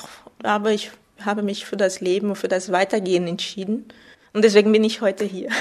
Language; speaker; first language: German; non-native, fluent; Portuguese